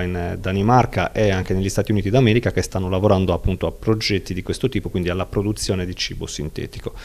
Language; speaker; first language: Italian; native; Italian